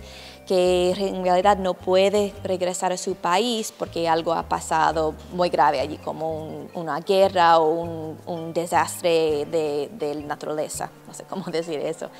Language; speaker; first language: Spanish; non-native, fluent; English